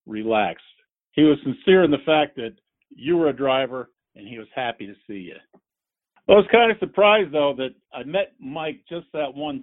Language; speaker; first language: English; native; English